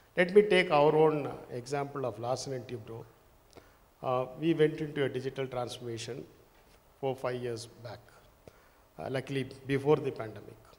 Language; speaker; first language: English; non-native, local second language; Tamil